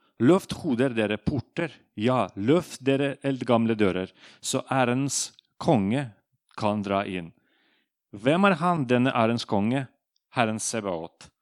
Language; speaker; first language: Norwegian; non-native, fluent; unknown